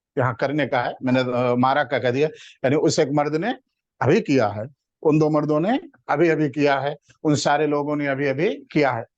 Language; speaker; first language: Urdu; native; Urdu